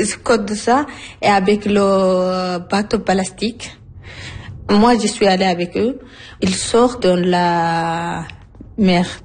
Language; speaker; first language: French; non-native, learner; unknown